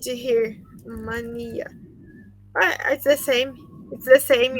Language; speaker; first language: English; non-native, learner; Portuguese